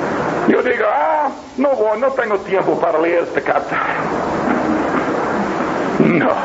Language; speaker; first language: Spanish; non-native, learner; English